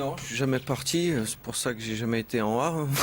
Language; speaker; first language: French; native; French